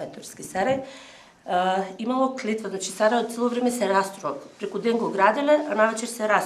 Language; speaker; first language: Macedonian; native; Macedonian